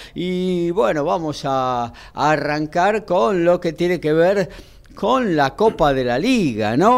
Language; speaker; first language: Spanish; native; Spanish